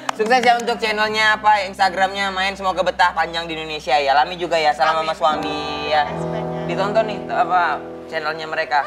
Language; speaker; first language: Indonesian; native; Indonesian